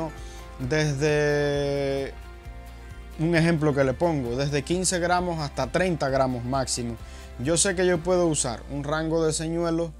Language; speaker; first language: Spanish; native; Spanish